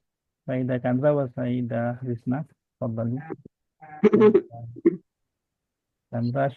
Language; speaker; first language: Arabic; non-native, fluent; Indonesian